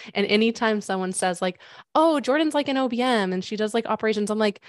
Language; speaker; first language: English; native; English